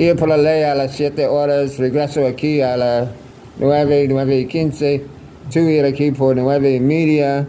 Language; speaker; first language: Spanish; non-native, learner; English